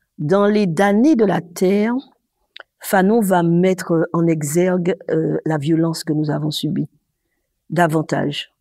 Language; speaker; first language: French; native; French